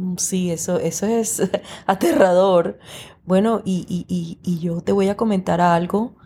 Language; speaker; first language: Spanish; early bilingual, heritage; Spanish